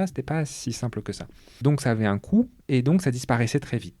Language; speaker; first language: French; native; French